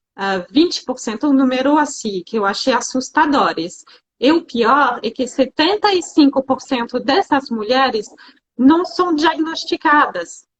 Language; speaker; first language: Portuguese; non-native, fluent; French